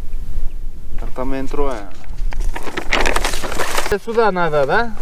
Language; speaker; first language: Russian; non-native, local second language; Kyrgyz